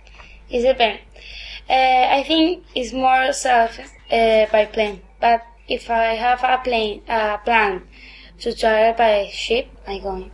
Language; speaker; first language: English; non-native, learner; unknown